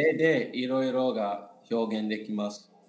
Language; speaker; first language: Japanese; non-native, learner; English